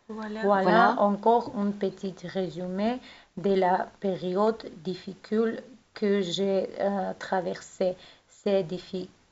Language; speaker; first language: French; non-native, learner; Russian